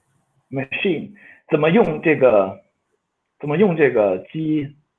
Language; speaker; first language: Chinese; non-native, fluent; Swedish